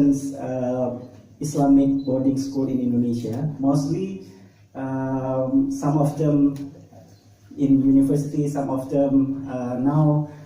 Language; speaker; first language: English; non-native, learner; Indonesian